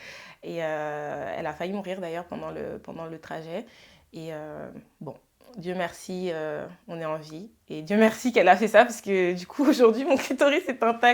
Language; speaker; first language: French; early bilingual, other home language; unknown